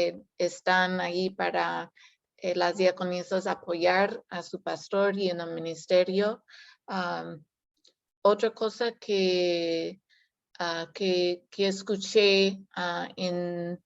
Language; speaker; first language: Spanish; non-native, fluent; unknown